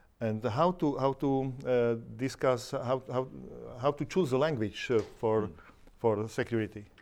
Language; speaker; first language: English; non-native, learner; Slovak